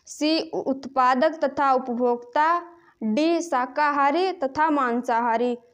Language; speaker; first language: Hindi; native; Hindi